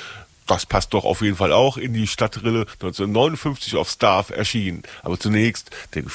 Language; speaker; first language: German; native; German